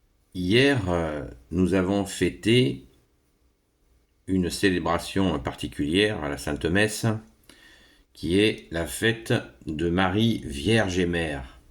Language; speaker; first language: French; native; French